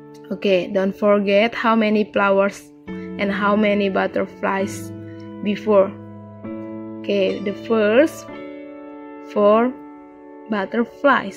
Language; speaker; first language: English; non-native, learner; Indonesian